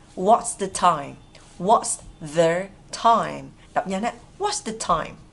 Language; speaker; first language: English; non-native, fluent; Vietnamese